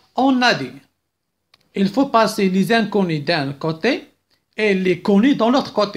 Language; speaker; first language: French; non-native, local second language; Arabic